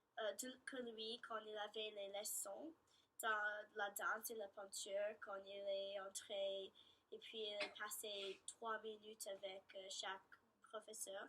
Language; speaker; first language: French; non-native, learner; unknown